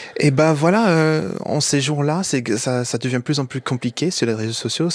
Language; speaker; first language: French; non-native, fluent; English